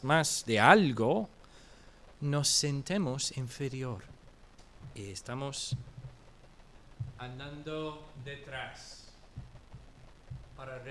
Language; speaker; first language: Spanish; non-native, fluent; English